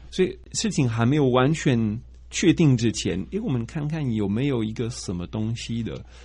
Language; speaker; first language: Chinese; non-native, fluent; French